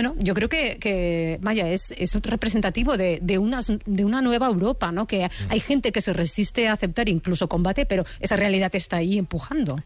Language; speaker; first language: Spanish; native; Spanish